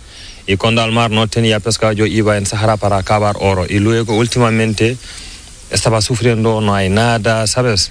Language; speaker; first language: Spanish; non-native, learner; Fula